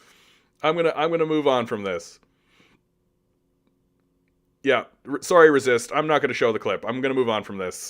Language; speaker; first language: English; native; English